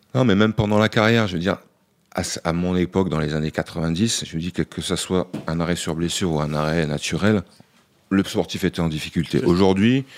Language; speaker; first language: French; native; French